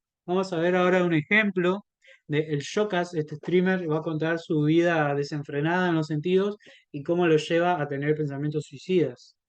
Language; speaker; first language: Spanish; native; Spanish